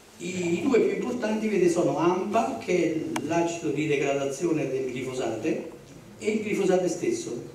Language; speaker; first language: Italian; native; Italian